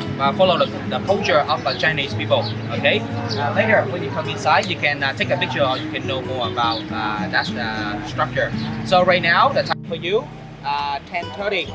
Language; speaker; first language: English; non-native, learner; Vietnamese